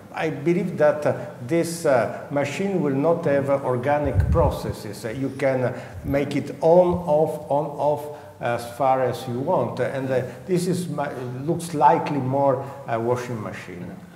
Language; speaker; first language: English; non-native, fluent; Italian